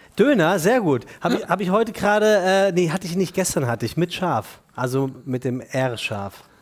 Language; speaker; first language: German; native; German